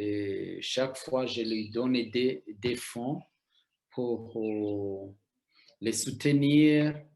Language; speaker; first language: French; non-native, local second language; Rundi